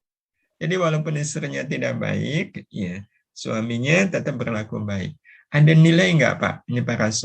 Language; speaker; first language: Indonesian; native; Indonesian